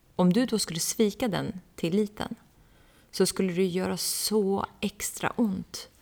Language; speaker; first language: Swedish; early bilingual, other home language; Persian